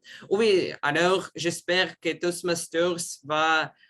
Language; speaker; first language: French; non-native, learner; Russian